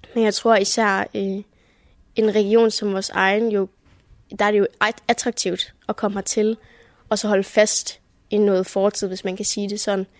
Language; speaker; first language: Danish; early bilingual, heritage; Danish